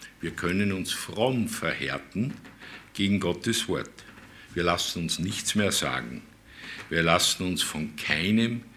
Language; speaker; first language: German; native; German